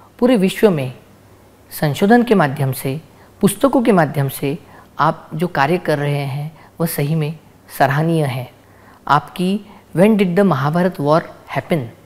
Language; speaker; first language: Hindi; non-native, local second language; Marathi